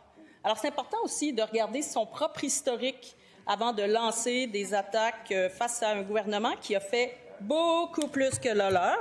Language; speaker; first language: French; native; French